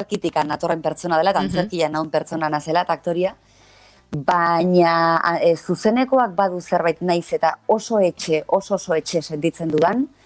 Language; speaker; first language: Basque; native; Basque